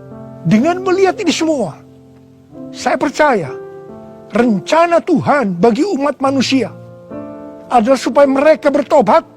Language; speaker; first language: Indonesian; native; Indonesian